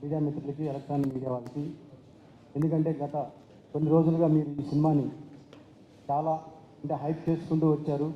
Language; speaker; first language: Telugu; native; Telugu